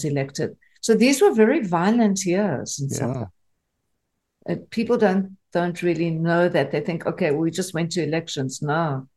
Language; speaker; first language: English; native; English